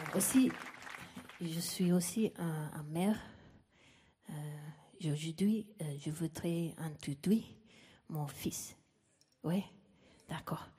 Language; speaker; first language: French; non-native, learner; English